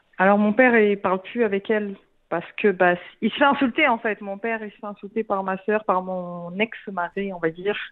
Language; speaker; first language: French; early bilingual, other home language; Arabic